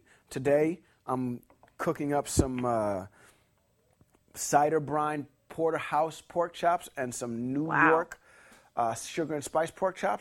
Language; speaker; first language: English; native; English